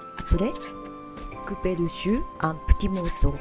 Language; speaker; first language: French; non-native, learner; Japanese